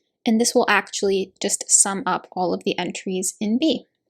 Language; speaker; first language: English; native; English